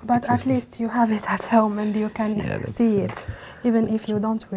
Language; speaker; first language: English; non-native, learner; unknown